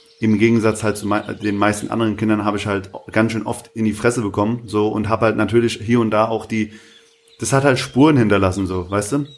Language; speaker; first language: German; early bilingual, other home language; Turkish